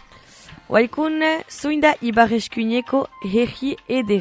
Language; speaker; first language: Basque; native; Basque